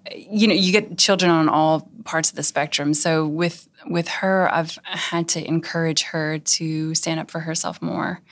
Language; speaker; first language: English; native; English